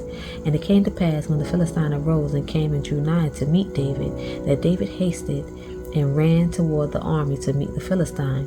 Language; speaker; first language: English; native; English